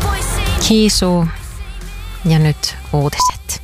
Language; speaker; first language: Finnish; native; Finnish